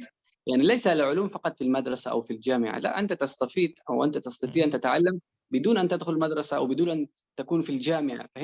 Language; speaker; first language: Arabic; non-native, fluent; Persian